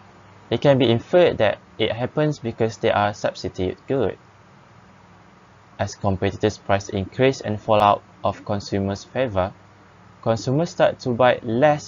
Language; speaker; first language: English; non-native, local second language; Malay